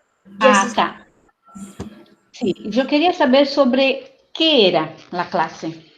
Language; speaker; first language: Spanish; non-native, fluent; Portuguese